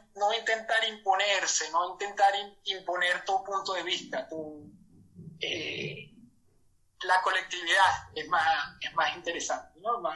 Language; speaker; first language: Spanish; native; Spanish